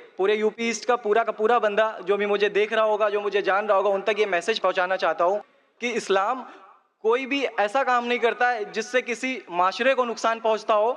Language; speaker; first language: Hindi; native; Hindi